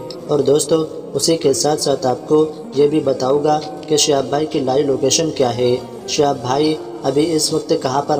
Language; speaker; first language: Hindi; native; Hindi